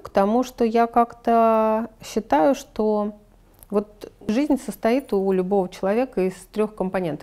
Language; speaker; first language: Russian; native; Russian